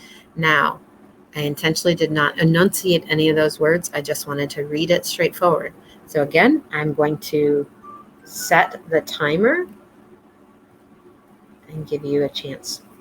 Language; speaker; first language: English; native; English